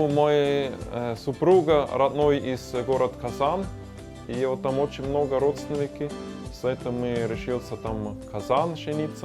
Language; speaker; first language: Russian; non-native, learner; German